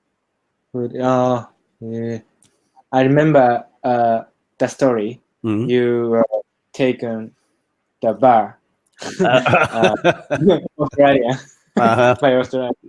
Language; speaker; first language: English; non-native, learner; Japanese